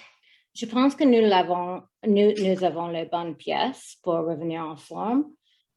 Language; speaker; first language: French; non-native, learner; English